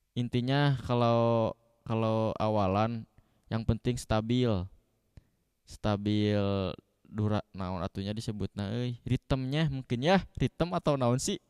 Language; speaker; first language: Indonesian; non-native, local second language; Sundanese